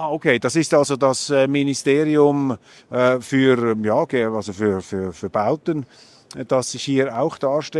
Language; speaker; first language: German; native; German